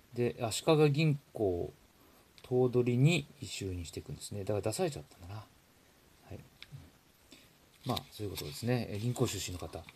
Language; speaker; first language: Japanese; native; Japanese